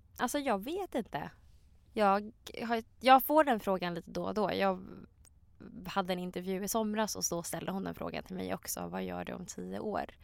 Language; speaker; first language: Swedish; native; Swedish